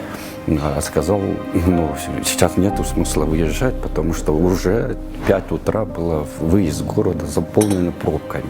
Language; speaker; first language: Russian; non-native, local second language; Kyrgyz